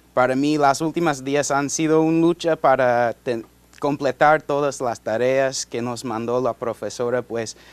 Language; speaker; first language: Spanish; non-native, learner; English